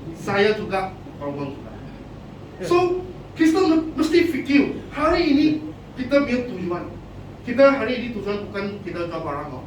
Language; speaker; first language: Malay; non-native, local second language; Chinese